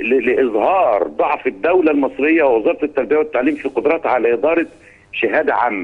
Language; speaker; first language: Arabic; native; Arabic